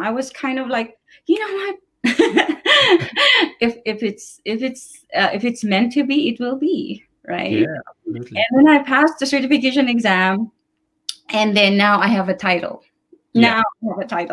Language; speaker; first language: English; non-native, local second language; Filipino